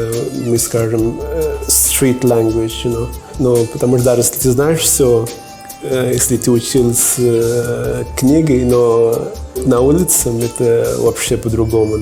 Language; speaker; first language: Russian; non-native, learner; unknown